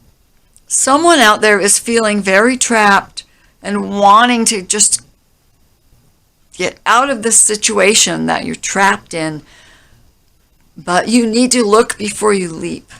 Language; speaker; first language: English; native; English